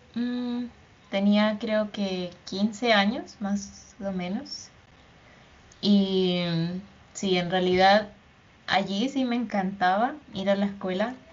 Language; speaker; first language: Spanish; native; Spanish